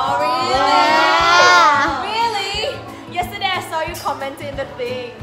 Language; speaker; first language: English; non-native, fluent; Thai